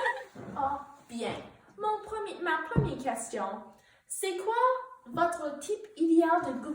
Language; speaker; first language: French; non-native, learner; English